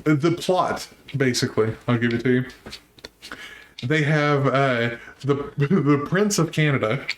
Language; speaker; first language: English; native; English